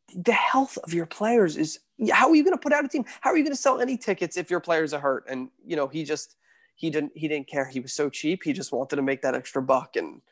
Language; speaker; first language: English; native; English